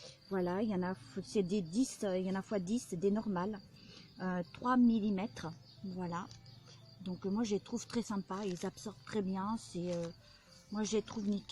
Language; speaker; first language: French; native; French